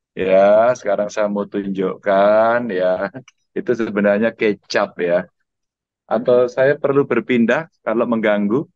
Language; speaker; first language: Indonesian; native; Indonesian